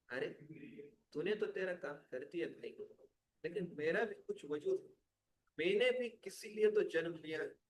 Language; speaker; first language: Hindi; non-native, local second language; Marathi